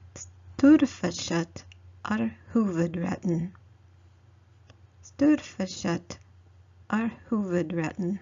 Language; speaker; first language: Norwegian; non-native, learner; English